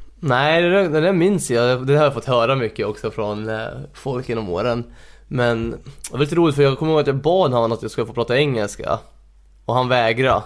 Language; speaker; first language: Swedish; early bilingual, other home language; Hungarian